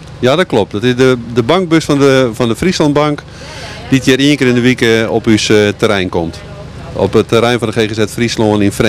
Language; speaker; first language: Dutch; native; Dutch